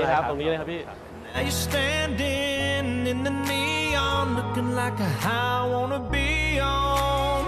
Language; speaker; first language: Thai; native; Thai